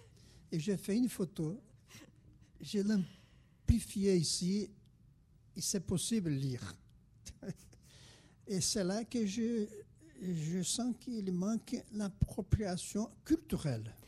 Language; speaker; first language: French; non-native, fluent; Portuguese